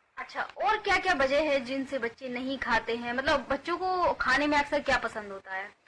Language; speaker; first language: Hindi; native; Hindi